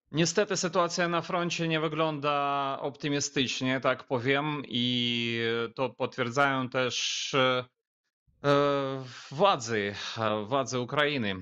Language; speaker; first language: Polish; non-native, fluent; Ukrainian